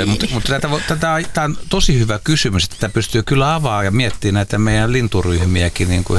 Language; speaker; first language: Finnish; native; Finnish